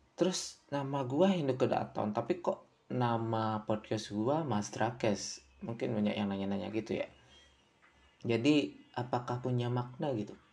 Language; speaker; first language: Indonesian; native; Indonesian